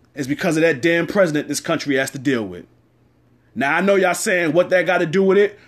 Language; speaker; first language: English; native; English